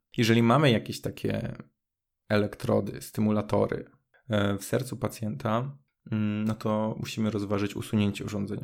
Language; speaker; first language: Polish; native; Polish